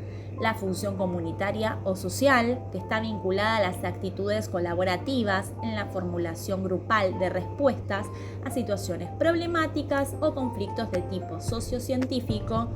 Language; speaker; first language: Spanish; native; Spanish